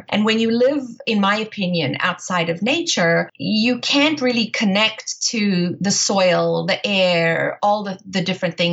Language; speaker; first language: English; native; English